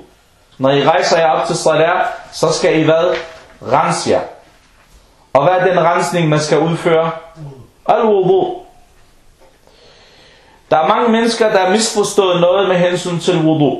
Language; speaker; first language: Danish; non-native, local second language; Arabic